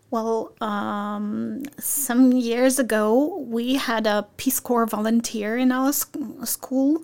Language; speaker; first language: English; non-native, fluent; Ukrainian